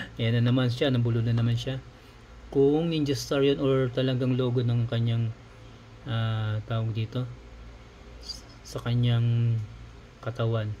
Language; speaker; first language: Filipino; native; Filipino